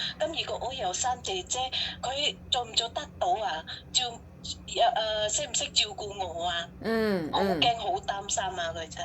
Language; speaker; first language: Cantonese; non-native, fluent; Javanese